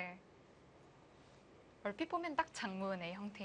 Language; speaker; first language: Korean; native; Korean